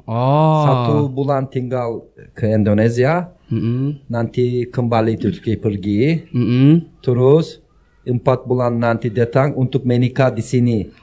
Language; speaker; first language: Indonesian; non-native, learner; Turkish